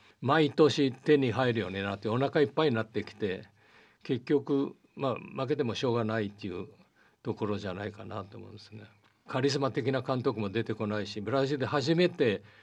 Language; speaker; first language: Japanese; early bilingual, heritage; Portuguese